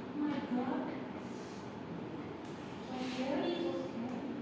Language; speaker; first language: English; non-native, learner; Indonesian